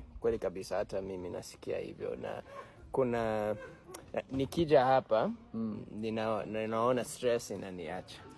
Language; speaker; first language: Swahili; non-native, fluent; English